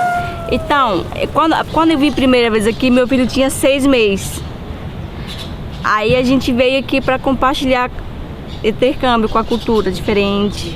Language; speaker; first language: Portuguese; non-native, local second language; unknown